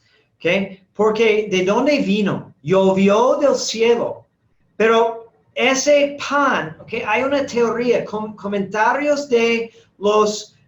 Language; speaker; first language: Spanish; non-native, fluent; English